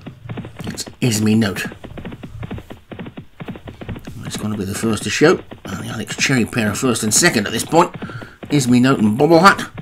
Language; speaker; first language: English; native; English